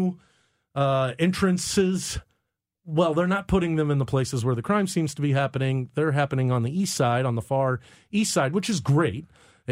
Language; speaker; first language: English; native; English